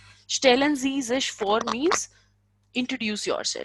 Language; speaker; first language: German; non-native, fluent; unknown